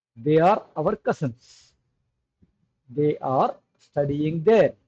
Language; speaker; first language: English; non-native, local second language; Tamil